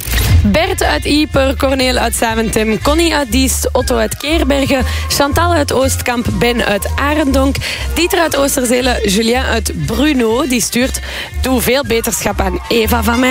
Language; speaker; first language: Dutch; native; Dutch